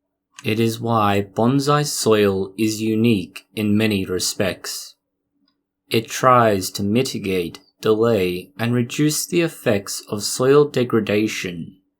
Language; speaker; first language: English; native; English